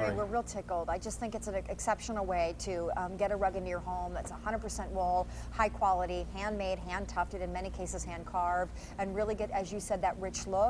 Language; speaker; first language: English; native; English